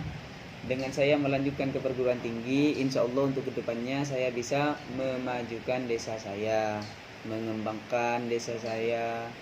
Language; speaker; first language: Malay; non-native, local second language; Madurese